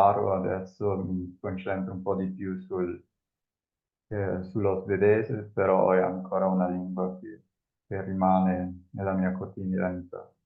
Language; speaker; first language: Italian; non-native, fluent; Spanish